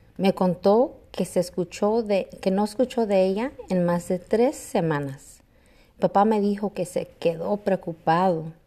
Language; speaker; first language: Spanish; early bilingual, heritage; Spanish